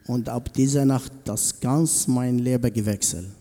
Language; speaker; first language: German; non-native, learner; Arabic